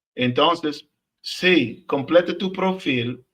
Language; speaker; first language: Spanish; non-native, learner; English